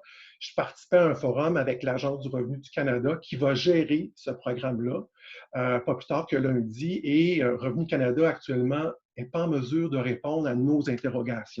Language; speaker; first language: French; native; French